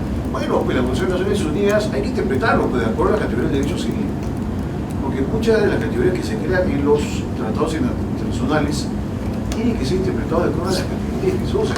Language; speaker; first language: Spanish; native; Spanish